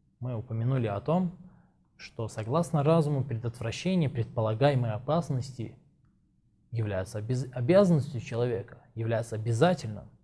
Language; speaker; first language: Russian; non-native, local second language; Azerbaijani